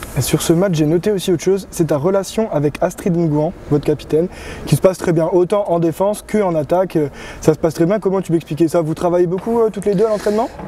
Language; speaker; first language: French; native; French